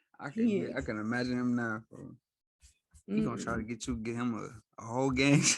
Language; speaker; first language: English; native; English